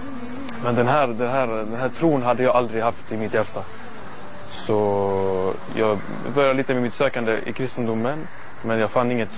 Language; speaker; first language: Swedish; non-native, learner; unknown